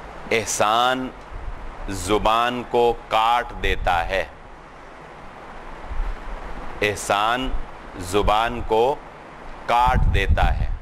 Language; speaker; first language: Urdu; non-native, local second language; Punjabi